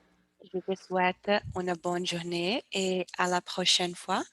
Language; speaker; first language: French; non-native, learner; Portuguese